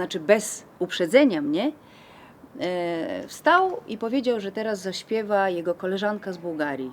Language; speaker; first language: Polish; non-native, fluent; Bulgarian